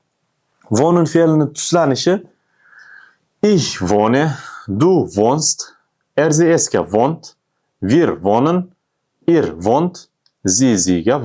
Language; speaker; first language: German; non-native, fluent; Uzbek